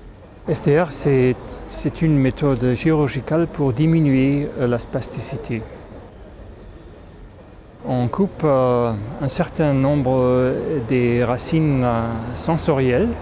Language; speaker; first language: French; non-native, fluent; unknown